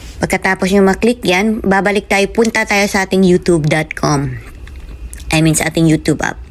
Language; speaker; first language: Filipino; non-native, local second language; Cebuano